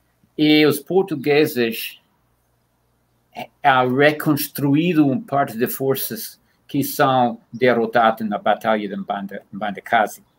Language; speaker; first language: Portuguese; non-native, fluent; English